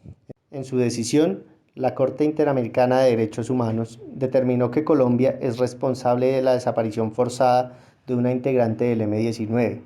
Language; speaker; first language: Spanish; native; Spanish